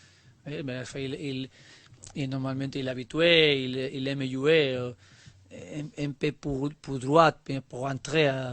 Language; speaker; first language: French; non-native, learner; Spanish